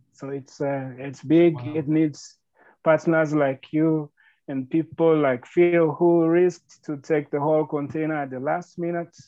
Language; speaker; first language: English; non-native, local second language; Kinyarwanda